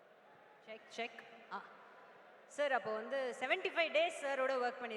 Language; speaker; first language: Tamil; native; Tamil